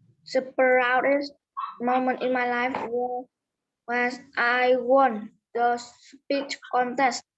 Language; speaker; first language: English; non-native, learner; Vietnamese